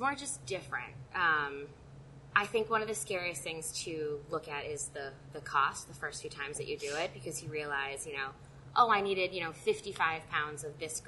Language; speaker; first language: English; native; English